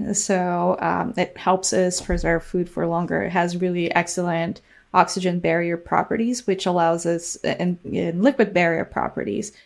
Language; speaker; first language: English; non-native, fluent; Portuguese